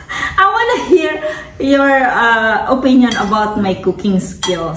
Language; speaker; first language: English; non-native, local second language; Filipino